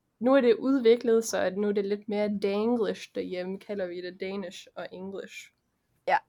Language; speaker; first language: Danish; early bilingual, heritage; Danish